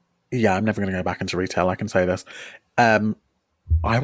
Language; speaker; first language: English; native; English